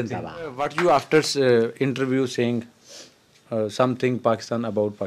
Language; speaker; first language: English; non-native, learner; Punjabi